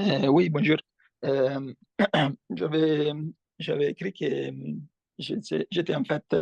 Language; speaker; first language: French; non-native, fluent; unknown